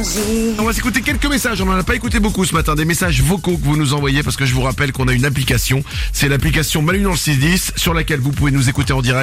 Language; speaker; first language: French; native; French